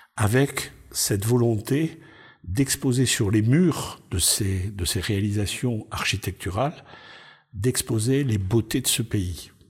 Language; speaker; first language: French; native; French